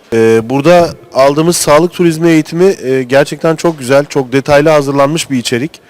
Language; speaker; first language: Turkish; native; Turkish